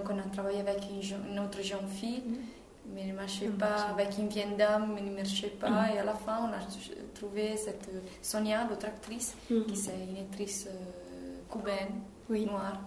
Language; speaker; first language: French; non-native, fluent; Italian